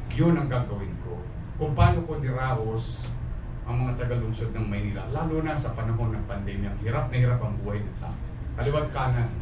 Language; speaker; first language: Filipino; native; Filipino